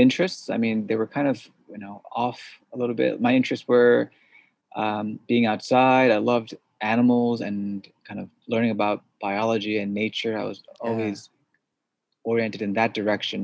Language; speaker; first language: English; early bilingual, other home language; Korean